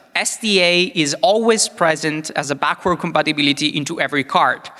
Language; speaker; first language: English; non-native, fluent; Italian